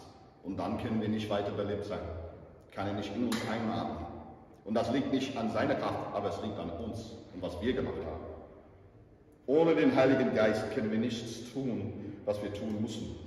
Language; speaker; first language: German; non-native, fluent; English